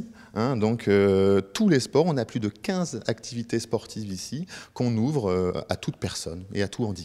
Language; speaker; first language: French; native; French